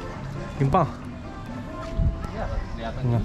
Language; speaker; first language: Chinese; native; Chinese